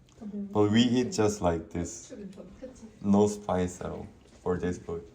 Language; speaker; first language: English; non-native, learner; Korean